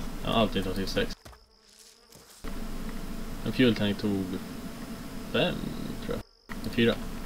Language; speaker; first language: Swedish; native; Swedish